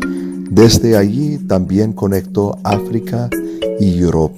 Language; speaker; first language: Spanish; non-native, fluent; English